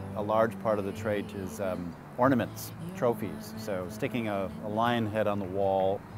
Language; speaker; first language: English; native; English